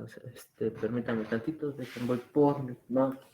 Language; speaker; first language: Spanish; native; Spanish